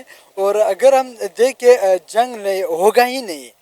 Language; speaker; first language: Hindi; non-native, local second language; Pashto